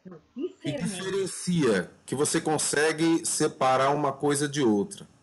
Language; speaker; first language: Portuguese; native; Portuguese